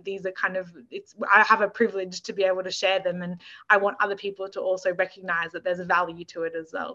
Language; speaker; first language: English; native; English